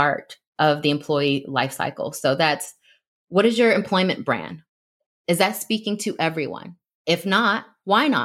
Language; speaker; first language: English; native; English